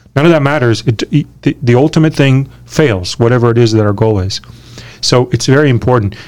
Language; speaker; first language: English; early bilingual, other home language; Romanian